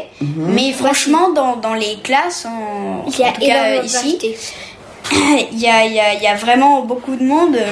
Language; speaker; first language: French; early bilingual, heritage; French